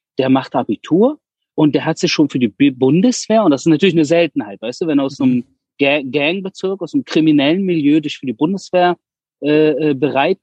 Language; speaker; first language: German; early bilingual, other home language; Persian